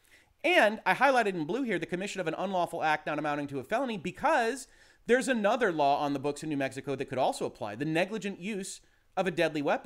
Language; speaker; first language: English; native; English